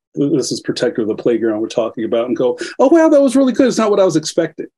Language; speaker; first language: English; native; English